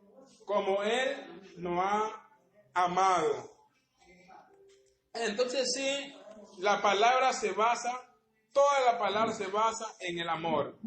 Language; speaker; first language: Spanish; native; Spanish